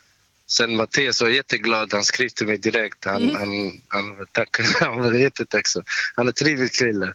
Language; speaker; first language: Swedish; non-native, learner; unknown